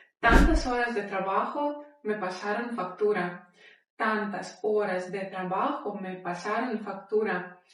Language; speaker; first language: Spanish; non-native, fluent; Ukrainian